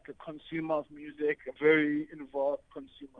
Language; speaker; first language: English; non-native, local second language; Xhosa